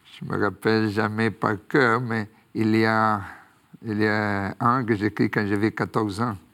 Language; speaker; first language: French; non-native, fluent; Spanish